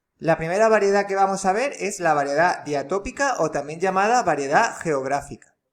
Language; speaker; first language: Spanish; native; Spanish